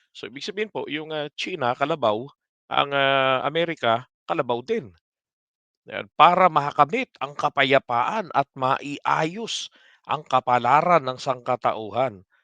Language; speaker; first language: Filipino; native; Filipino